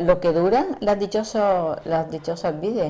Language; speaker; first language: Spanish; native; Spanish